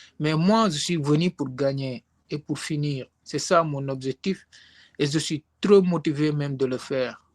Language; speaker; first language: French; non-native, local second language; Wolof